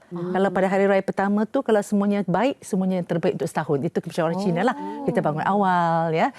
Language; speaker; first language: Malay; non-native, local second language; Chinese